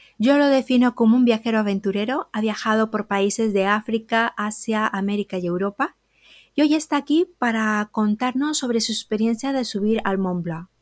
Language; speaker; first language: Spanish; native; Spanish